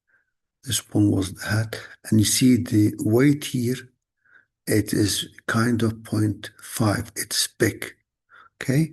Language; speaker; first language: English; non-native, fluent; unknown